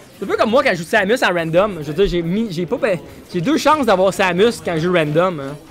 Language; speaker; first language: French; native; French